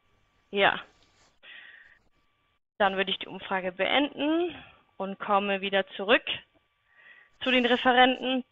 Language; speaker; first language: German; native; German